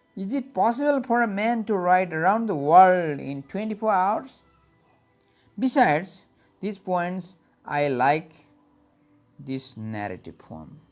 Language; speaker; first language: English; non-native, local second language; Nepali